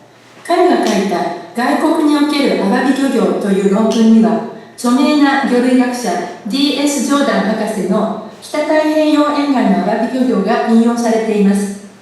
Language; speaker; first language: Japanese; native; Japanese